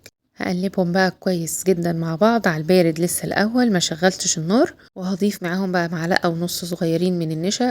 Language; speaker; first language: Arabic; native; Arabic